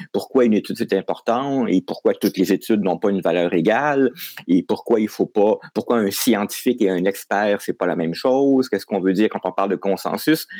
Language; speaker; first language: French; native; French